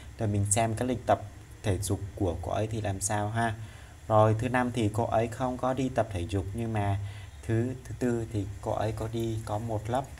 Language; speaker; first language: Vietnamese; non-native, local second language; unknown